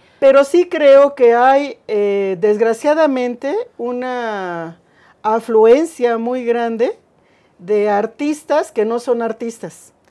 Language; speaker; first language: Spanish; native; Spanish